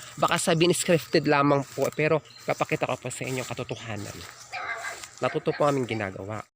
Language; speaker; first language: Filipino; non-native, local second language; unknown